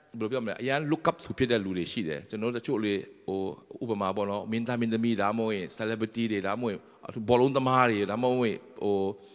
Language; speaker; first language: Burmese; non-native, local second language; Tedim Chin